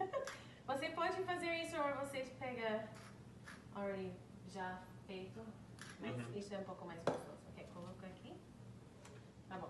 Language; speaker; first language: Portuguese; non-native, learner; English